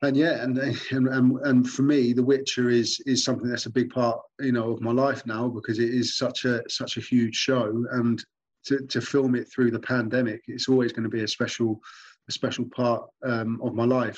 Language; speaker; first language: English; native; English